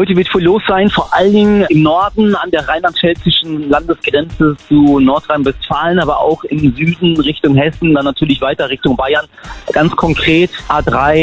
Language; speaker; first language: German; native; German